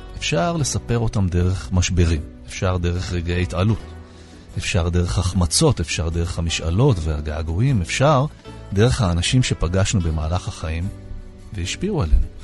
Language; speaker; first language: Hebrew; native; Hebrew